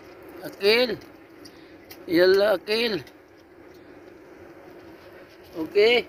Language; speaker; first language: Arabic; non-native, learner; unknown